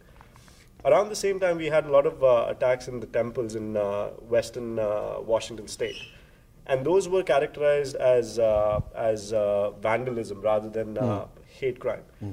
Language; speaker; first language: English; non-native, local second language; Hindi